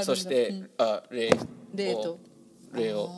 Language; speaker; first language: Japanese; non-native, learner; English